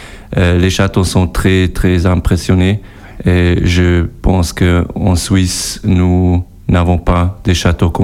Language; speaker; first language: French; non-native, local second language; German